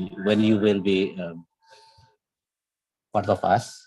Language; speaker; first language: English; non-native, fluent; Indonesian